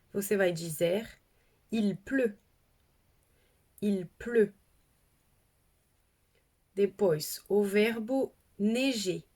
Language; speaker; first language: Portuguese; non-native, fluent; French